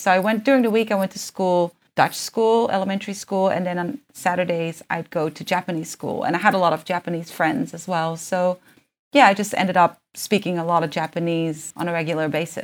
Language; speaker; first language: English; early bilingual, other home language; Japanese